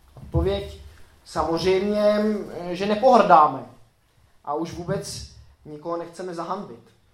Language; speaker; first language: Czech; native; Czech